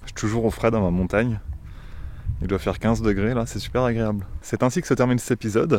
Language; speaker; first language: French; native; French